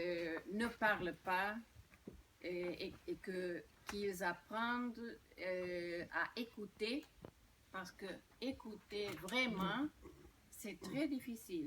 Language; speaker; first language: French; non-native, fluent; Spanish